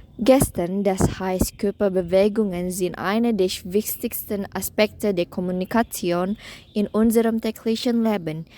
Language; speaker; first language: German; non-native, learner; Indonesian